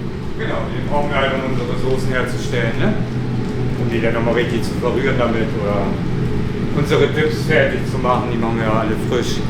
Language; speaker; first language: German; native; German